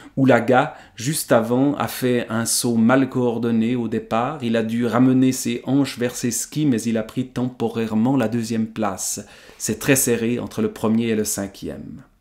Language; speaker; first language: French; native; French